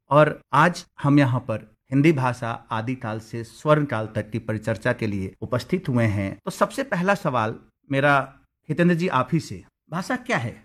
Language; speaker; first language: Hindi; native; Hindi